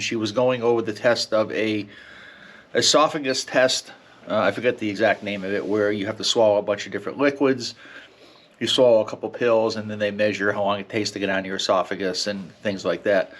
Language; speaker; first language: English; native; English